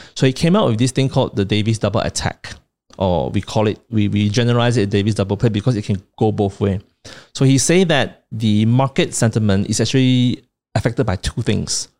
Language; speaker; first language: English; non-native, local second language; Chinese